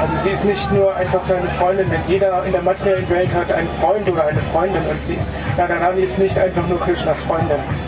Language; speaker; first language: German; native; German